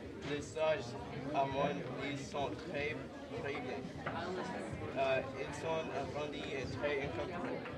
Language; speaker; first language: French; non-native, learner; English